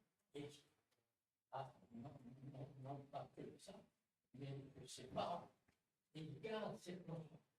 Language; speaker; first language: French; non-native, local second language; Arabic